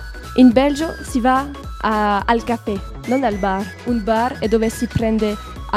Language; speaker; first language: Italian; non-native, learner; French